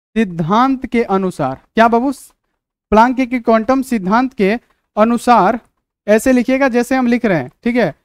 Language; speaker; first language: Hindi; native; Hindi